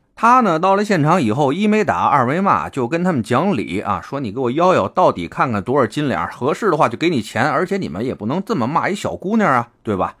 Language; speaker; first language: Chinese; native; Chinese